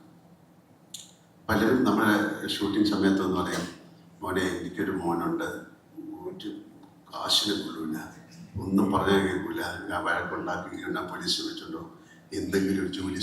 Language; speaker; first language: Malayalam; native; Malayalam